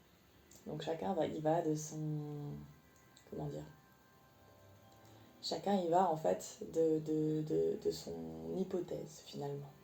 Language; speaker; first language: French; native; French